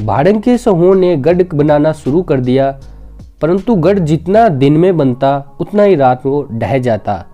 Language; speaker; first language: Hindi; native; Hindi